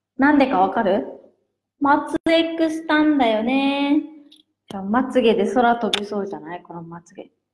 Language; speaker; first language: Japanese; native; Japanese